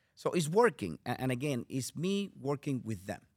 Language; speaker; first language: English; non-native, fluent; Spanish